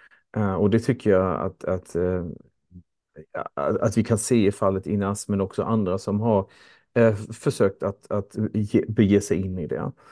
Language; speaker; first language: Swedish; native; Swedish